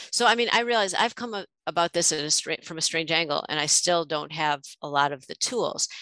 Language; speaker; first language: English; native; English